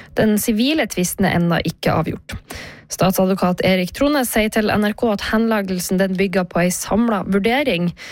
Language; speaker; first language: Norwegian; native; Norwegian